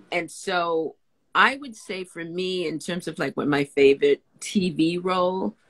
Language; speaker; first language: English; native; English